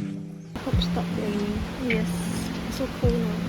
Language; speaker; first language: English; non-native, local second language; Malay